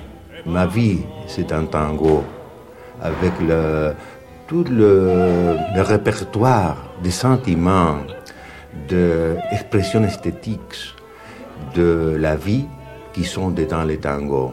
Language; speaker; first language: French; non-native, fluent; Spanish